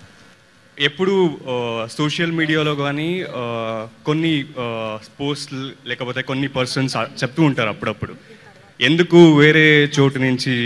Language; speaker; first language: Telugu; non-native, local second language; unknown